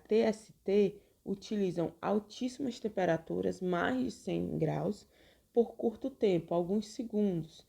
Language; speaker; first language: Portuguese; native; Portuguese